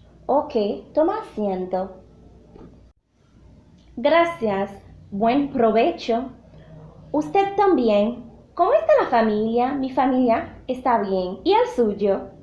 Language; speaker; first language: Spanish; non-native, learner; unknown